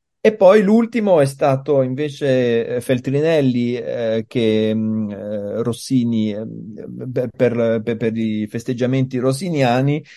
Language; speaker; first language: Italian; non-native, fluent; French